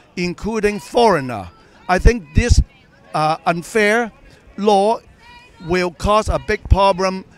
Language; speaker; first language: English; non-native, local second language; Cantonese